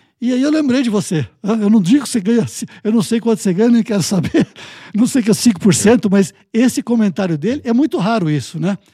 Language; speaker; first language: Portuguese; native; Portuguese